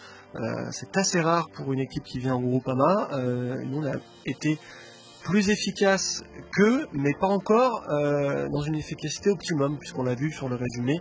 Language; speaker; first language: French; native; French